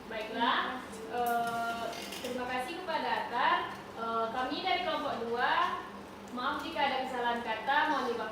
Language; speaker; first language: Indonesian; native; Indonesian